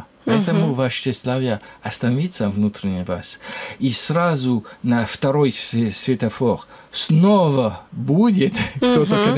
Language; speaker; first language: Russian; non-native, learner; French